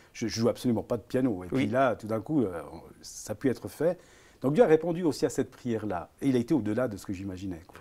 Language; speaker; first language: French; early bilingual, other home language; Italian